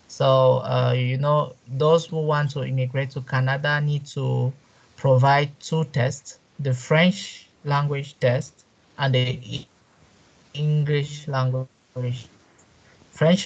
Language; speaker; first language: English; non-native, local second language; French